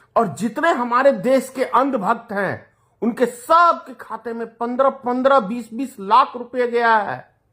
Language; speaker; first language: Hindi; native; Hindi